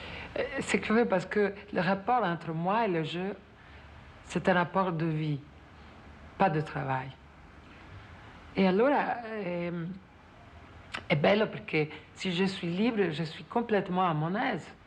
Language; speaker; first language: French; non-native, fluent; Italian